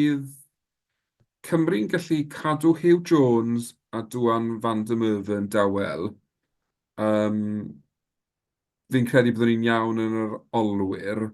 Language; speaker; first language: Welsh; native; Welsh